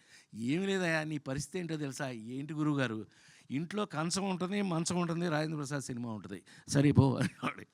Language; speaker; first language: Telugu; native; Telugu